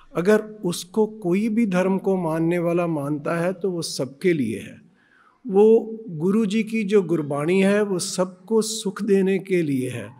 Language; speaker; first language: Hindi; non-native, local second language; Punjabi